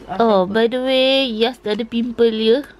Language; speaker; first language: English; non-native, local second language; Malay